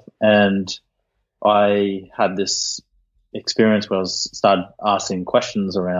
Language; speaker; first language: English; native; English